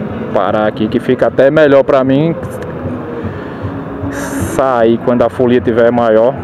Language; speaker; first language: Portuguese; native; Portuguese